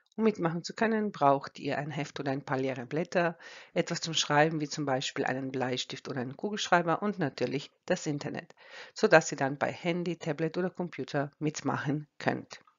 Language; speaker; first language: German; non-native, fluent; Croatian